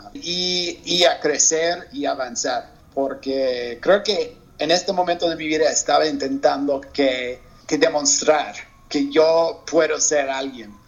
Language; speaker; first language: Spanish; non-native, learner; English